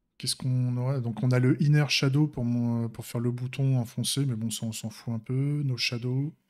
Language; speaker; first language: French; native; French